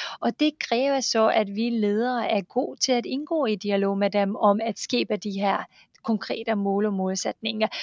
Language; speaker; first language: Danish; non-native, fluent; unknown